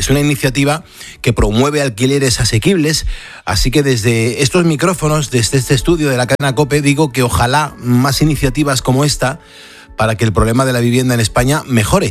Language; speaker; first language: Spanish; native; Spanish